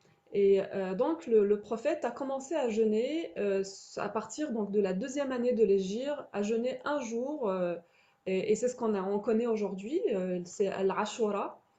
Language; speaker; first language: French; native; French